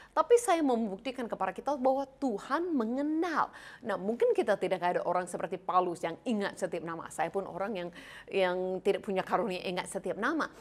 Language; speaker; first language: Indonesian; non-native, fluent; English